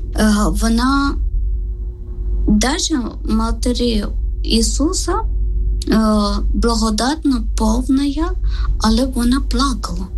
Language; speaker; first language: Ukrainian; non-native, learner; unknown